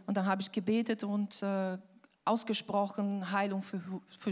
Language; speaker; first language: German; non-native, fluent; Portuguese